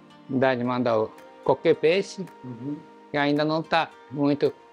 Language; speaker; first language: Portuguese; non-native, learner; Japanese